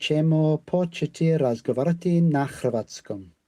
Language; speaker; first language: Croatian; non-native, learner; English